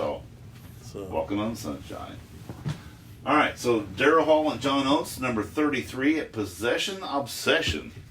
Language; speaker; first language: English; native; English